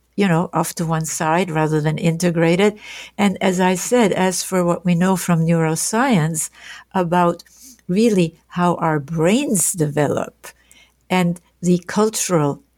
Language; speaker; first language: English; non-native, fluent; German